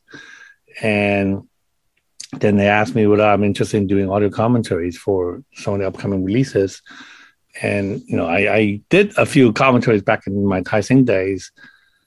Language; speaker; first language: English; non-native, local second language; Cantonese